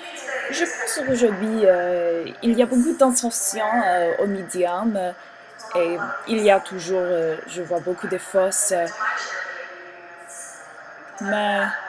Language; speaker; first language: French; non-native, learner; English